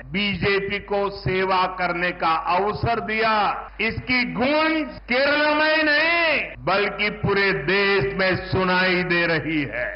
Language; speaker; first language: Hindi; non-native, local second language; Gujarati